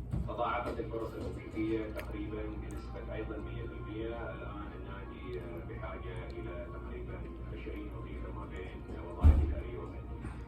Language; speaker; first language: Arabic; native; Arabic